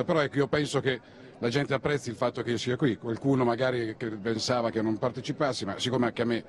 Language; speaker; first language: Italian; native; Italian